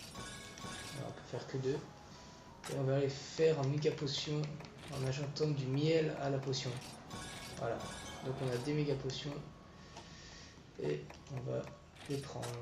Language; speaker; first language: French; native; French